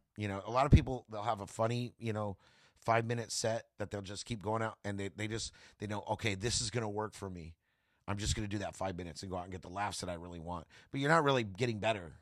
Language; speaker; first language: English; native; English